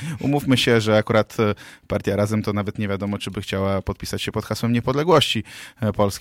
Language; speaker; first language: Polish; native; Polish